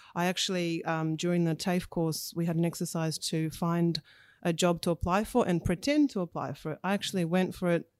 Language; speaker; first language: English; early bilingual, other home language; Russian